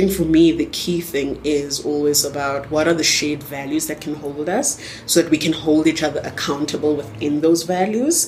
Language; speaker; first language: English; non-native, local second language; Tswana